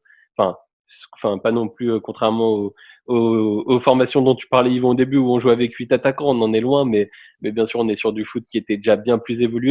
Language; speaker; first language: French; native; French